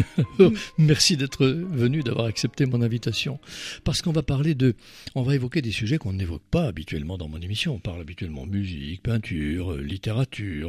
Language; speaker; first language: French; native; French